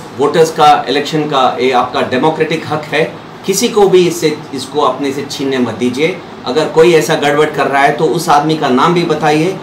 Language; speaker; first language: Hindi; non-native, local second language; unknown